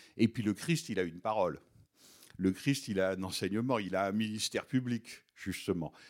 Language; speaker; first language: French; native; French